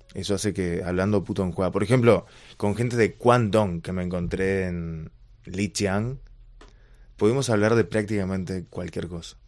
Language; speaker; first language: Spanish; native; Spanish